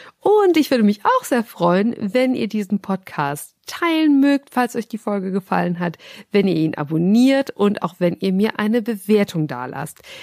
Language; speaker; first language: German; native; German